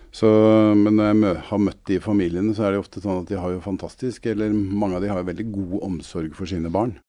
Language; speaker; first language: Norwegian; native; Norwegian